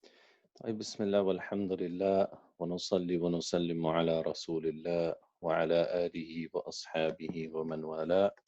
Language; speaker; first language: Arabic; non-native, fluent; English